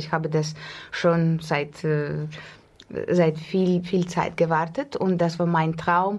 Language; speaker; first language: German; non-native, fluent; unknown